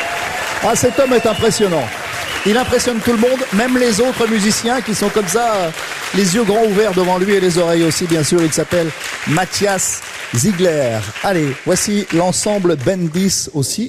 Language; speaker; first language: French; native; French